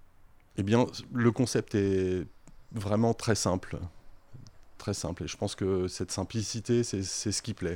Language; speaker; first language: French; native; French